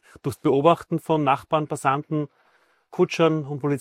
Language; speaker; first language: German; native; German